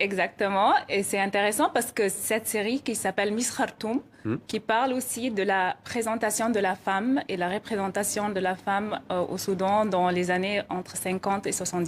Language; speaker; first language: French; non-native, fluent; Arabic